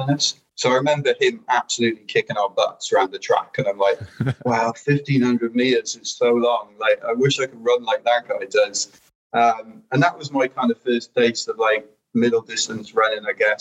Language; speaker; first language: English; native; English